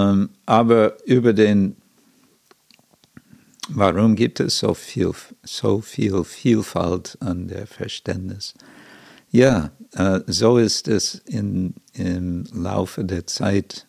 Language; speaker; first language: German; non-native, fluent; English